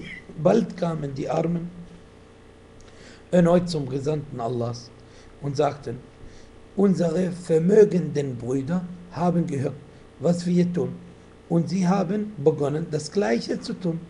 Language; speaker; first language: German; non-native, fluent; Arabic